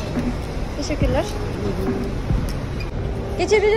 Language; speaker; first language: Turkish; non-native, learner; Kazakh